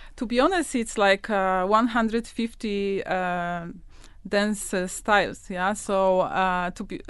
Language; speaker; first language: English; non-native, learner; Polish